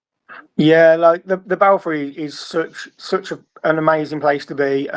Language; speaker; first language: English; native; English